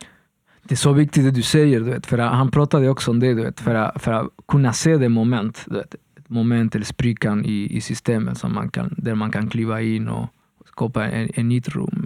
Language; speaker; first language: Swedish; non-native, fluent; Spanish